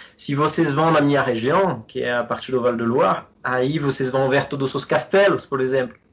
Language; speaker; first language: Portuguese; non-native, fluent; French